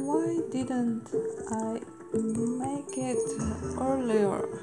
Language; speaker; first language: English; non-native, fluent; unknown